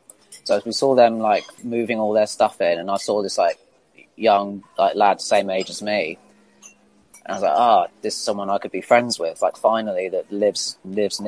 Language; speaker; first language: English; native; English